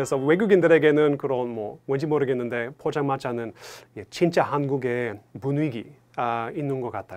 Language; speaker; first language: Korean; non-native, fluent; English